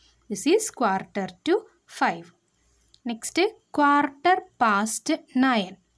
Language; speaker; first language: English; non-native, local second language; Malayalam